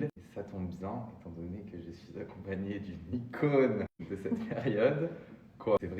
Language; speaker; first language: French; native; French